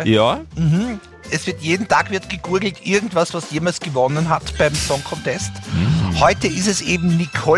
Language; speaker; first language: German; native; German